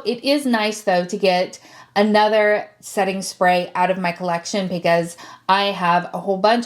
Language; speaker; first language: English; native; English